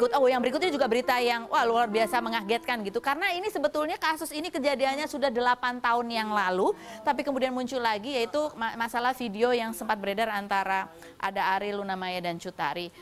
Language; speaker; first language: Indonesian; native; Indonesian